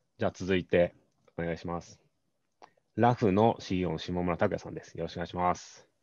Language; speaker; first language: Japanese; native; Japanese